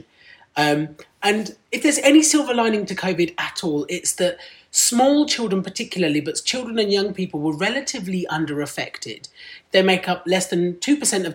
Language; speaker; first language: English; non-native, local second language; Punjabi